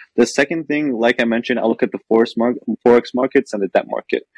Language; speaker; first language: English; non-native, fluent; Arabic